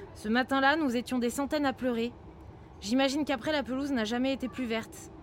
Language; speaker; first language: French; native; French